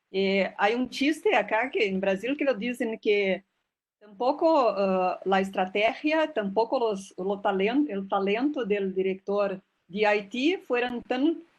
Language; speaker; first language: Spanish; non-native, fluent; Portuguese